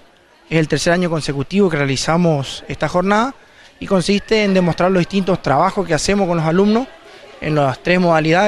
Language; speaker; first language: Spanish; native; Spanish